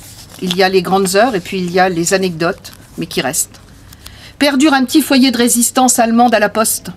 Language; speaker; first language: French; native; French